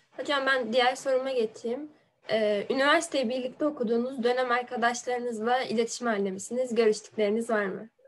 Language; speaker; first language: Turkish; native; Turkish